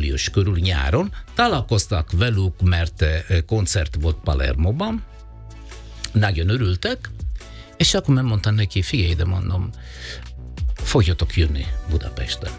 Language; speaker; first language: Hungarian; non-native, fluent; Italian